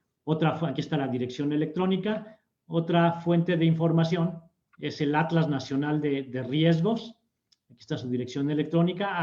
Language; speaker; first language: Spanish; native; Spanish